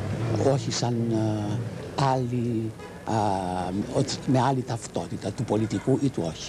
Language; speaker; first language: Greek; native; Greek